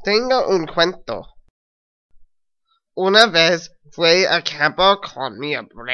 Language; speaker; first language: Spanish; non-native, learner; English